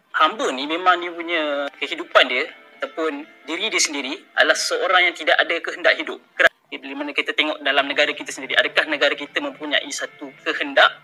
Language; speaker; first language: Malay; native; Malay